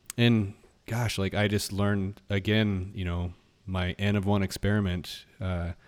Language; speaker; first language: English; native; English